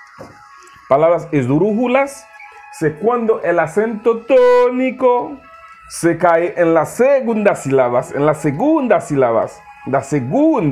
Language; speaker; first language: Spanish; non-native, learner; Haitian Creole